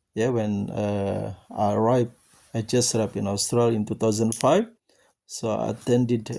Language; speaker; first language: English; non-native, learner; Indonesian